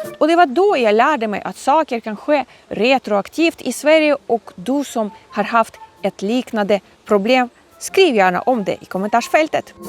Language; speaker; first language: Swedish; non-native, fluent; Ukrainian